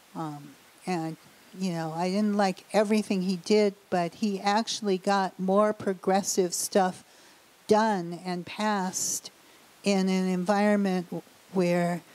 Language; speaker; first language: English; native; English